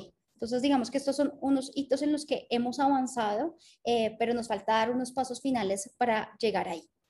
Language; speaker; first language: Spanish; native; Spanish